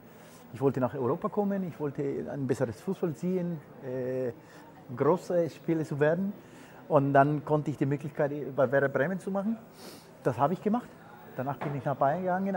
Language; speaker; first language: German; non-native, fluent; Spanish